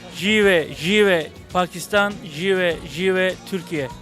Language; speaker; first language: Hindi; non-native, learner; Turkish